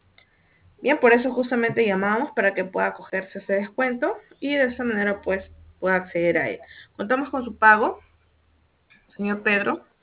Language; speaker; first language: Spanish; native; Spanish